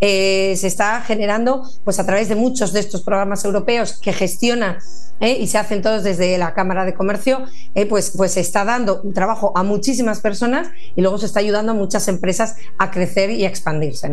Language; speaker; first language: Spanish; native; Spanish